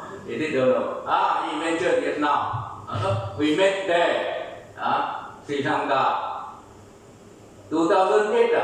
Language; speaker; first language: English; non-native, learner; Thai